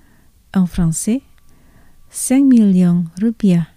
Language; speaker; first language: French; non-native, fluent; Indonesian